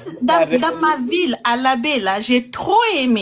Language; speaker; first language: French; non-native, local second language; Fula